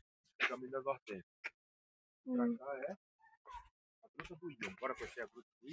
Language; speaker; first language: Portuguese; native; Portuguese